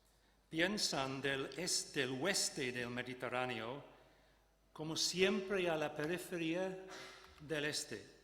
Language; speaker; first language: Spanish; non-native, fluent; English